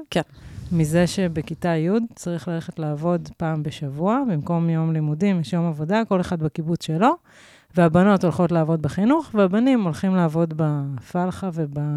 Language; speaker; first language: Hebrew; native; Hebrew